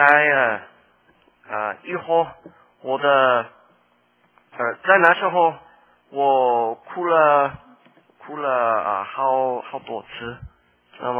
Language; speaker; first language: Chinese; non-native, learner; English